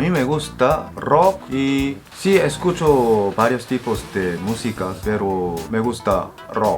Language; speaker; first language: Spanish; non-native, fluent; Korean